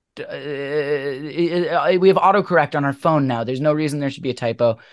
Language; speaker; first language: English; native; English